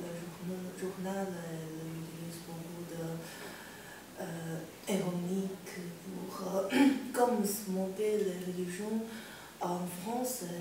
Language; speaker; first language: French; non-native, learner; Chinese